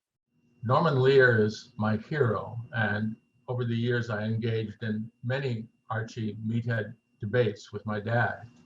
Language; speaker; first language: English; native; English